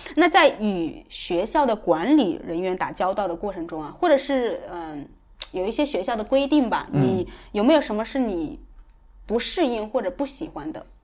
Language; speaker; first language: Chinese; native; Chinese